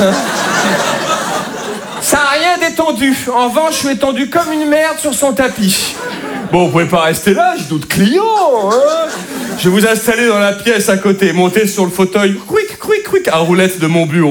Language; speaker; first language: French; native; French